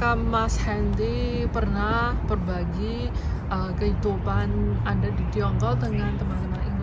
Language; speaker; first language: Indonesian; non-native, fluent; Chinese